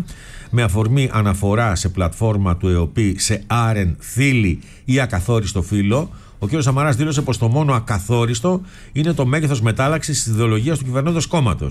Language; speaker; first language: Greek; native; Greek